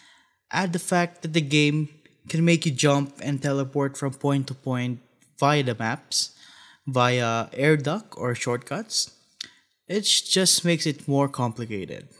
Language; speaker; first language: English; non-native, fluent; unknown